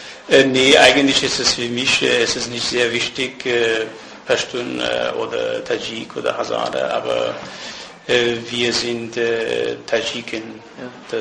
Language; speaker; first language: German; non-native, fluent; Persian